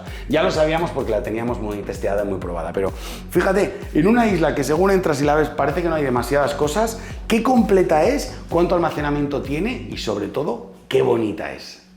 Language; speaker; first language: Spanish; native; Spanish